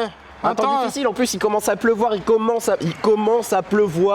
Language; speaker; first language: French; native; French